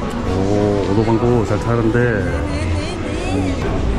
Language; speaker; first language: Korean; native; Korean